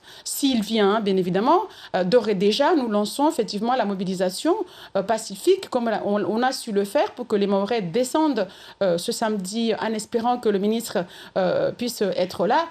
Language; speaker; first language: French; non-native, local second language; Comorian